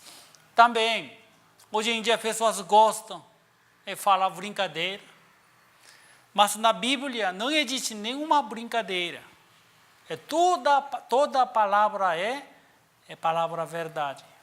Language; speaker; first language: Portuguese; non-native, learner; Korean